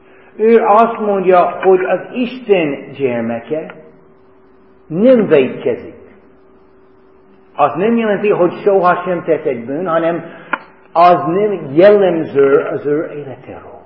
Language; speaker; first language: Hungarian; non-native, fluent; English